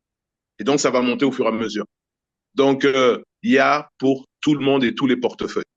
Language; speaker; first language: French; native; French